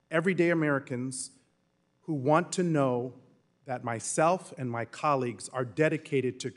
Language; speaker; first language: English; native; English